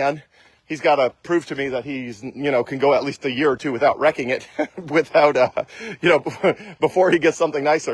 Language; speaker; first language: English; native; English